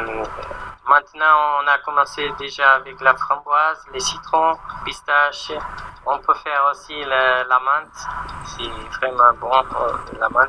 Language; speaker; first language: French; non-native, learner; Portuguese